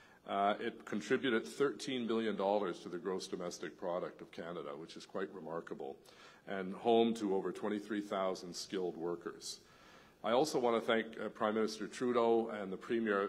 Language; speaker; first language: English; native; English